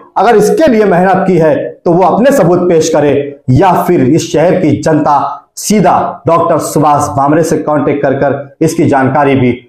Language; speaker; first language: Hindi; non-native, local second language; Urdu